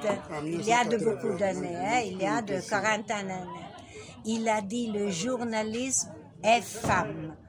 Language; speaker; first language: French; non-native, learner; Italian